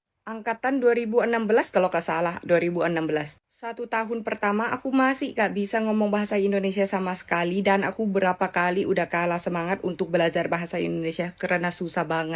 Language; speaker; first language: Indonesian; non-native, fluent; Thai